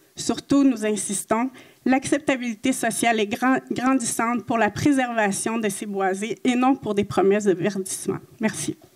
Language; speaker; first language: French; native; French